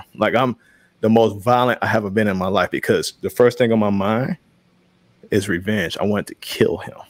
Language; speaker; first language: English; native; English